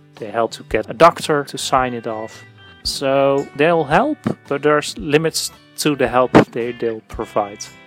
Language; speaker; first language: English; non-native, fluent; Dutch